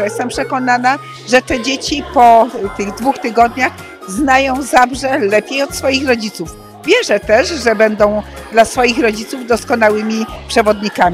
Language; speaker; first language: Polish; native; Polish